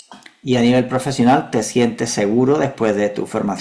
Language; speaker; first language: Spanish; native; Spanish